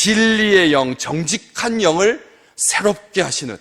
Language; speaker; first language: Korean; native; Korean